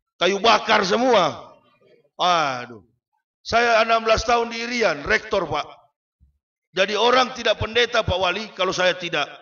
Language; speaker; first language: Malay; native; Malay